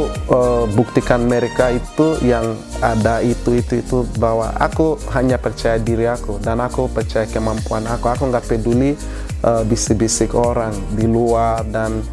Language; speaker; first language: Indonesian; non-native, fluent; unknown